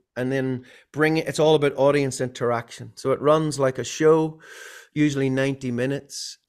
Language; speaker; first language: English; native; English